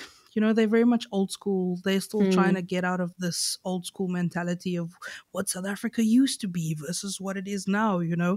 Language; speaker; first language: English; native; English